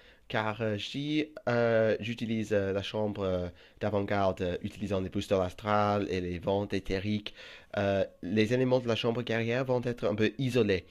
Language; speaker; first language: French; non-native, fluent; English